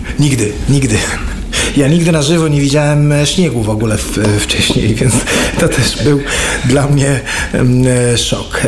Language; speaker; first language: Polish; non-native, fluent; Arabic